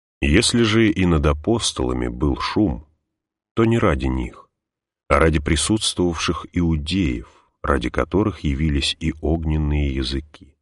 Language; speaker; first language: Russian; native; Russian